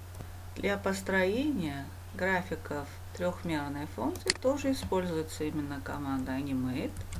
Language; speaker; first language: Russian; non-native, local second language; Uzbek